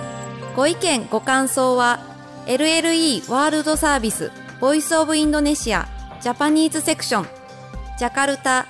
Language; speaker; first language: Japanese; non-native, fluent; Indonesian